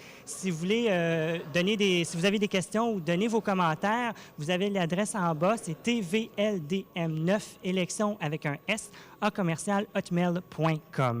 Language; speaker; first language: French; native; French